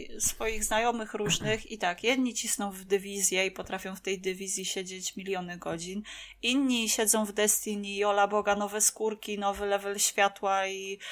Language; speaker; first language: Polish; native; Polish